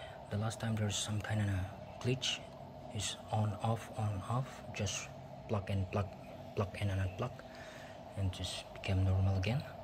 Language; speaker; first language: English; non-native, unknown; Indonesian